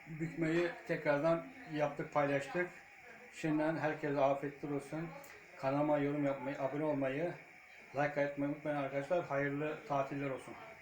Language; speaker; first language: Turkish; native; Turkish